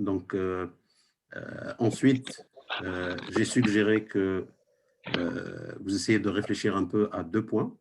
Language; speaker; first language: French; non-native, local second language; Arabic